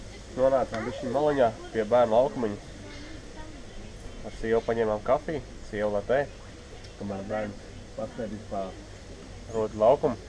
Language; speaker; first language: Latvian; native; Latvian